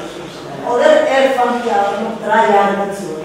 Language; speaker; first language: German; non-native, learner; Somali